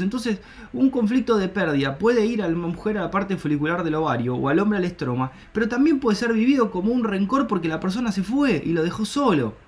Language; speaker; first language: Spanish; native; Spanish